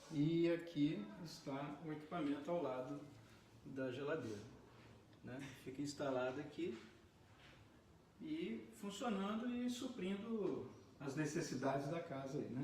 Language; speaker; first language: Portuguese; native; Portuguese